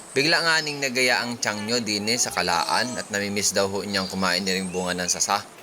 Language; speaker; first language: Filipino; native; Filipino